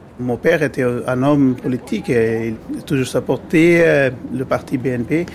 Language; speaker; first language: French; non-native, learner; Bangla